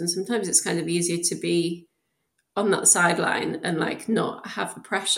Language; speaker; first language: English; native; English